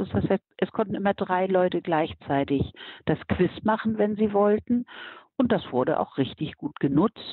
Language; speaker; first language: German; native; German